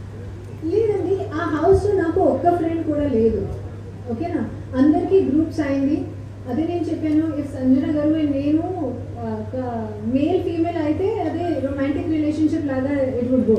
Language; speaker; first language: Telugu; non-native, learner; Hindi